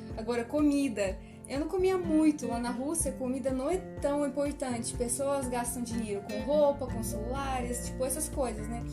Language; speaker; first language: Portuguese; non-native, fluent; Russian